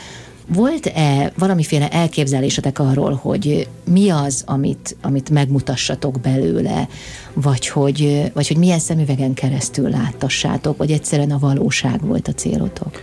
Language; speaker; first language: Hungarian; native; Hungarian